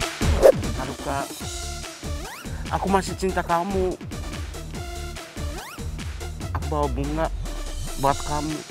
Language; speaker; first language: Indonesian; non-native, learner; Japanese